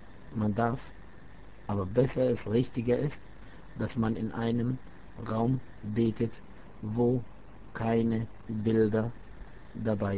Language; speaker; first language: German; non-native, fluent; Arabic